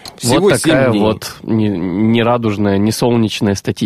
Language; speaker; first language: Russian; native; Russian